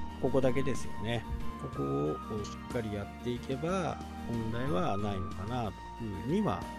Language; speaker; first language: Japanese; native; Japanese